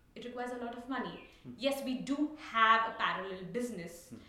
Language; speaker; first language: English; non-native, local second language; Tulu